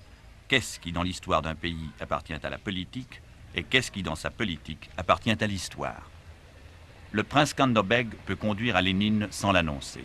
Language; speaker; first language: French; native; French